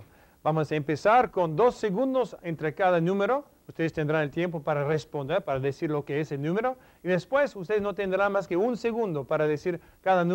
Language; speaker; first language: Spanish; non-native, fluent; English